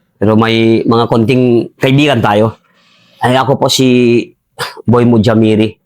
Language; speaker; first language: Filipino; non-native, local second language; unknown